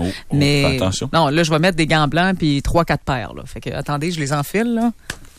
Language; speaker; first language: French; native; French